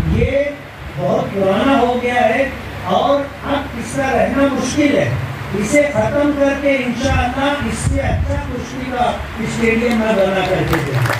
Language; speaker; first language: Urdu; native; Urdu